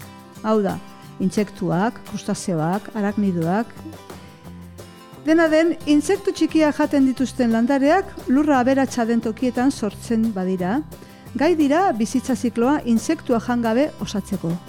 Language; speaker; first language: Basque; native; Basque